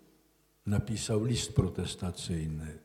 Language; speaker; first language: Polish; native; Polish